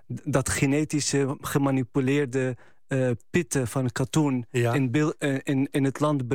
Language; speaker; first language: Dutch; non-native, fluent; Arabic